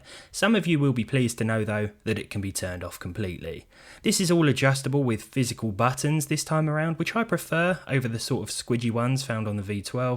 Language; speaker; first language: English; native; English